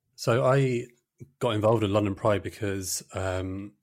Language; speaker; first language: English; native; English